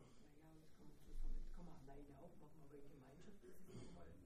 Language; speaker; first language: German; native; German